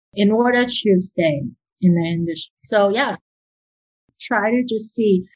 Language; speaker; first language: English; early bilingual, other home language; Chinese